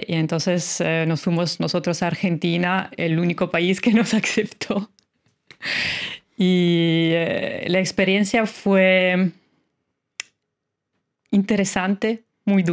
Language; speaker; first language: Spanish; non-native, fluent; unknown